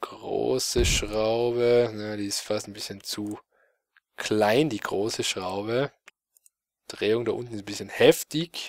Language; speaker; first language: German; native; German